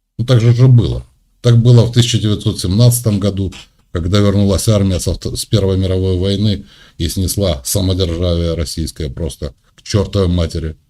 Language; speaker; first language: Russian; native; Russian